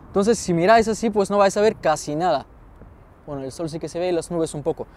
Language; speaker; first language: Spanish; non-native, fluent; Bulgarian